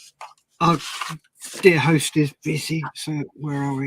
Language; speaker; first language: English; native; English